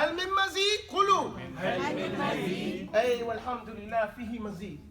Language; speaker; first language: Arabic; non-native, fluent; English